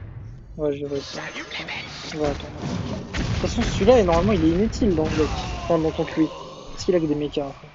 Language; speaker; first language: French; native; French